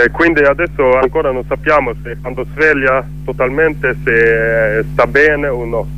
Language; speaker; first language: Italian; non-native, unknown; Swedish